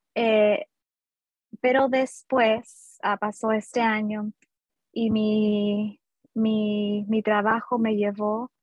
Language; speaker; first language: Spanish; early bilingual, heritage; Spanish